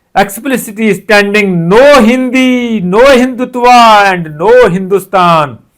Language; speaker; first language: English; non-native, local second language; Punjabi